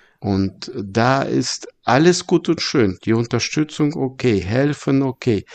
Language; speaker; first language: German; early bilingual, other home language; Russian